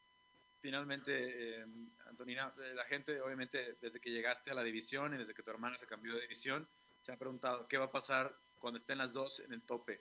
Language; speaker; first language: Spanish; native; Spanish